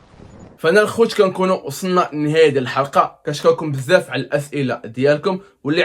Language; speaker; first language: Arabic; native; Arabic